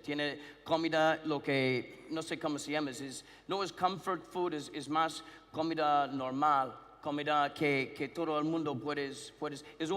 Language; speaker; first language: Spanish; non-native, learner; English